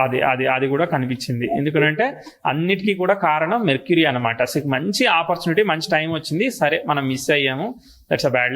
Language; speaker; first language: Telugu; native; Telugu